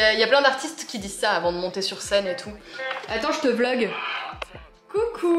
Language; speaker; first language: French; native; French